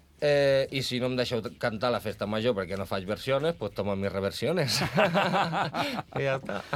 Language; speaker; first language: Catalan; non-native, local second language; Spanish